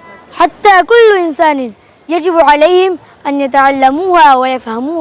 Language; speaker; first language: Arabic; non-native, learner; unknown